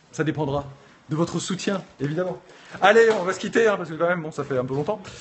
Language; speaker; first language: French; native; French